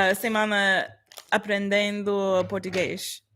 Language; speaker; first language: Portuguese; non-native, learner; English